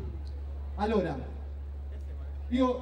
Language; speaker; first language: Italian; non-native, learner; Spanish